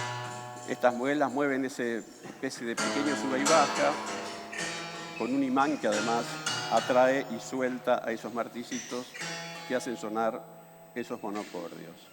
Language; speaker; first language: Spanish; native; Spanish